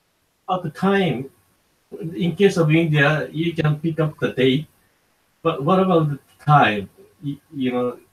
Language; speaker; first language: English; non-native, learner; Japanese